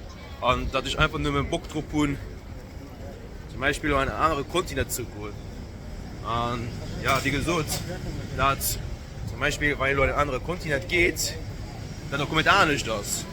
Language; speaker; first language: German; non-native, local second language; Luxembourgish